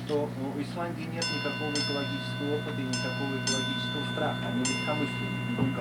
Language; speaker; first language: Russian; native; Russian